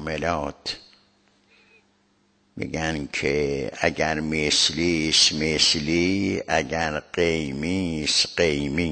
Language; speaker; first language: Persian; native; Persian